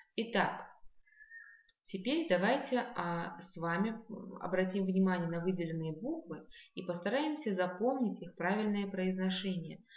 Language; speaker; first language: Russian; non-native, local second language; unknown